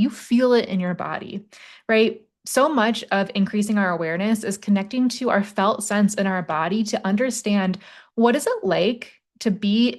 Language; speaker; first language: English; native; English